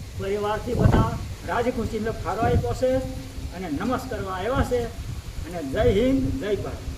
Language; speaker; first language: Gujarati; non-native, local second language; Rathawi